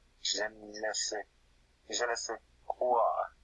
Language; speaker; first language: French; non-native, learner; English